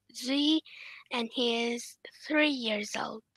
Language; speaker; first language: English; non-native, learner; Vietnamese